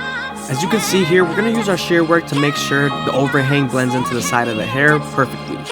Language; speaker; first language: English; native; English